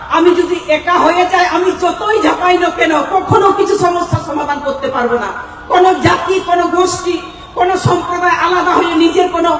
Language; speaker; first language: Bangla; non-native, local second language; Santali